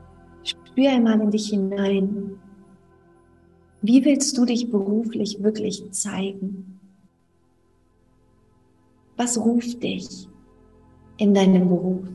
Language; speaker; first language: German; native; German